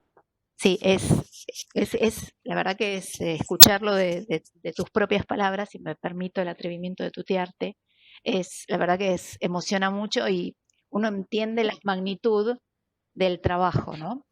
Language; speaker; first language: Spanish; native; Spanish